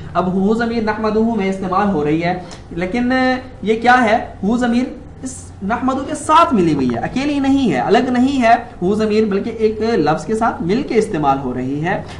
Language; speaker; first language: Urdu; native; Urdu